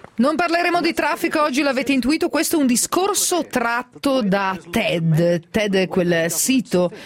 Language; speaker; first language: Italian; native; Italian